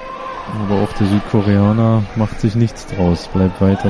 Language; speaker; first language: German; native; German